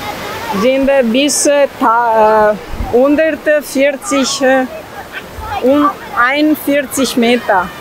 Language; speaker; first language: German; non-native, learner; Italian